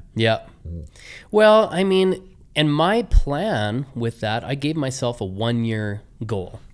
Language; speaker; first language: English; native; English